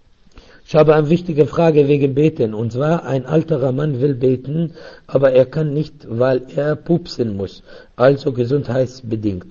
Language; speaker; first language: German; non-native, fluent; Arabic